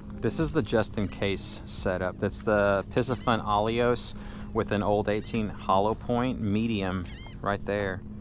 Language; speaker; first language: English; native; English